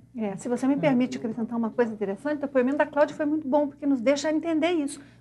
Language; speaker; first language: Portuguese; native; Portuguese